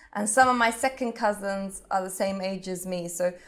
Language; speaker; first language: English; native; English